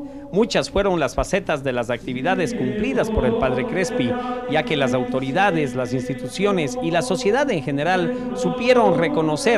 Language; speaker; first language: Spanish; native; Spanish